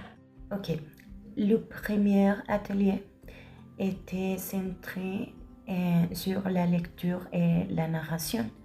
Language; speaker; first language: French; non-native, learner; Spanish